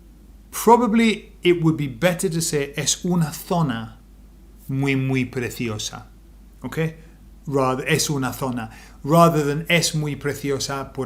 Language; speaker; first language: Spanish; non-native, fluent; English